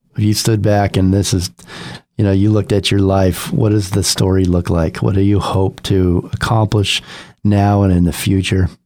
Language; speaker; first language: English; native; English